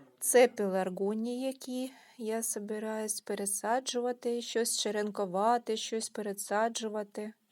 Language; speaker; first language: Ukrainian; non-native, local second language; Russian